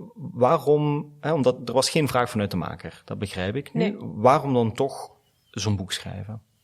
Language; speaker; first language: Dutch; native; Dutch